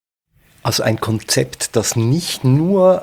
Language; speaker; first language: German; native; German